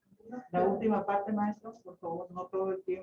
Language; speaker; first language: Spanish; native; Spanish